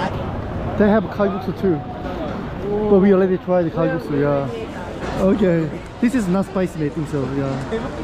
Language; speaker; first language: English; non-native, learner; Korean